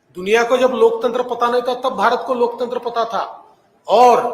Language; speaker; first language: Hindi; non-native, local second language; Marathi